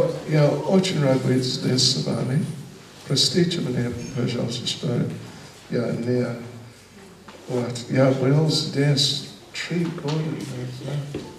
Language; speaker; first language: Russian; non-native, learner; English